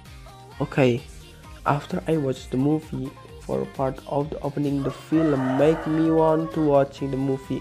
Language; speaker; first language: English; non-native, learner; Indonesian